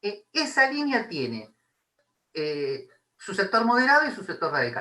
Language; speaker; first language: Spanish; native; Spanish